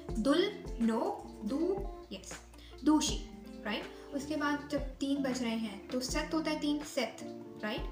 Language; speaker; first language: Urdu; native; Urdu